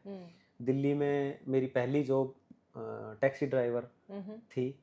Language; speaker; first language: Hindi; native; Hindi